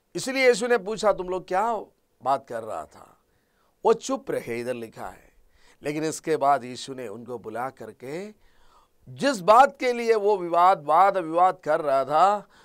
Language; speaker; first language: Hindi; non-native, local second language; Malayalam